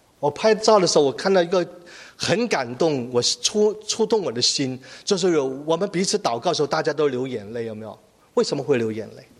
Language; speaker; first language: Chinese; native; Chinese